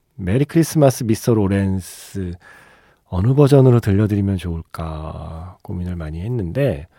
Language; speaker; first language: Korean; native; Korean